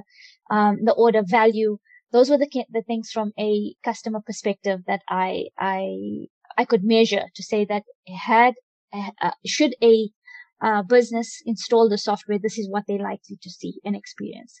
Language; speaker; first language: English; native; English